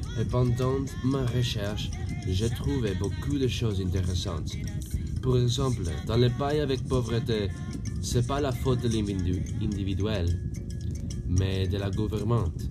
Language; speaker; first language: French; non-native, learner; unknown